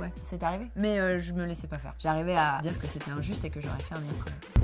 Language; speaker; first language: French; native; French